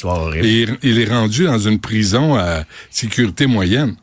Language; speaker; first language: French; native; French